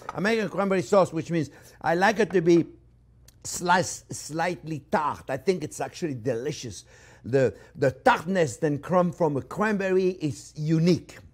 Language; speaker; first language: English; non-native, fluent; French